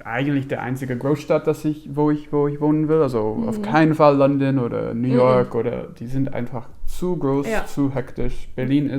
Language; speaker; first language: German; non-native, fluent; English